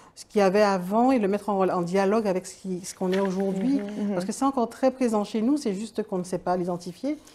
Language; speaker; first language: French; native; French